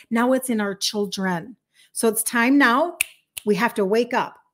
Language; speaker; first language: English; native; English